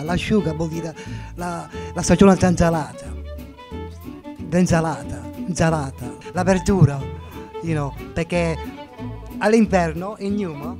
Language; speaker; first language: Italian; early bilingual, heritage; English